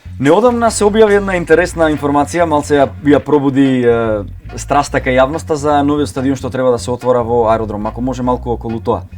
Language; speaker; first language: Macedonian; native; Macedonian